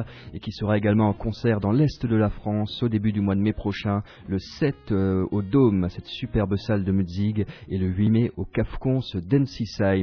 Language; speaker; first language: French; native; French